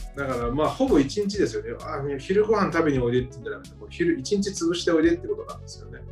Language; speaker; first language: Japanese; native; Japanese